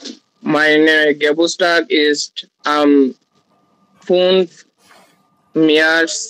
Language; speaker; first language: German; non-native, learner; Bangla